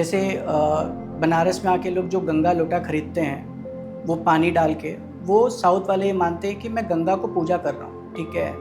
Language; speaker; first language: Hindi; non-native, local second language; Tamil